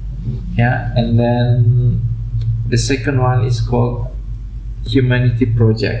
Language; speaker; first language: English; non-native, fluent; Indonesian